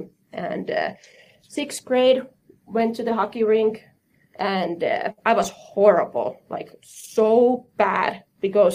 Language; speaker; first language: English; non-native, fluent; Finnish